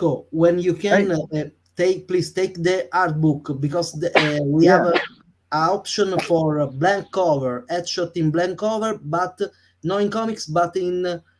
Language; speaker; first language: English; non-native, learner; Italian